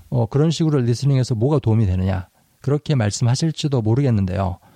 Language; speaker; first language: Korean; native; Korean